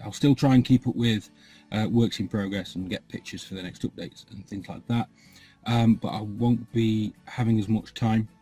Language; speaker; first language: English; native; English